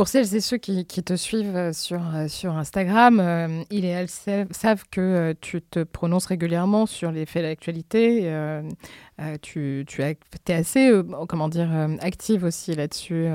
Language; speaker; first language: French; native; French